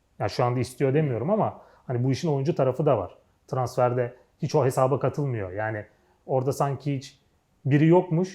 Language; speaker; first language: Turkish; native; Turkish